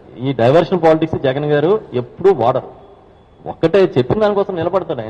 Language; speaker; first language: Telugu; native; Telugu